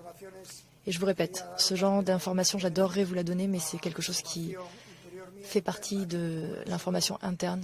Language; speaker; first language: French; native; French